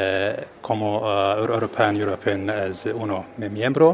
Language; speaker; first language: Spanish; non-native, learner; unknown